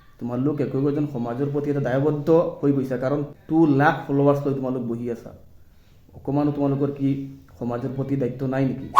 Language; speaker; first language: Assamese; non-native, local second language; Bangla